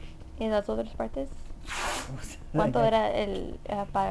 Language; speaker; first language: Spanish; early bilingual, heritage; Spanish